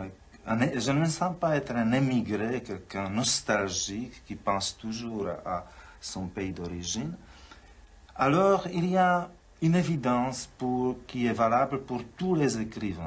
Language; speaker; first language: French; non-native, fluent; Czech